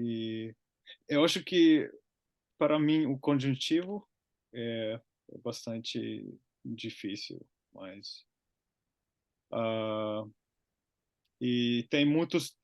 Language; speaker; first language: Portuguese; non-native, learner; Finnish